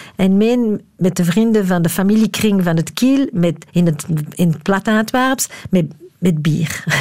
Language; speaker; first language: Dutch; native; Dutch